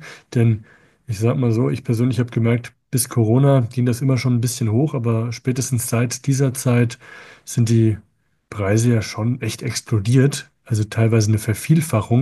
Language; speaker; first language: German; native; German